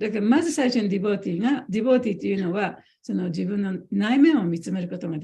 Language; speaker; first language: Japanese; native; Japanese